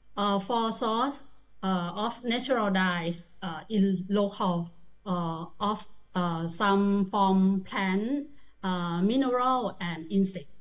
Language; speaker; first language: English; non-native, learner; Thai